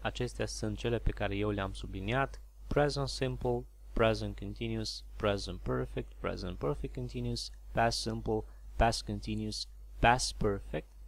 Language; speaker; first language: English; non-native, fluent; Romanian